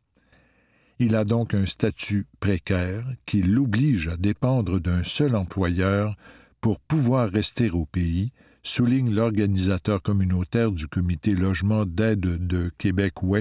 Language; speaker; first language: French; native; French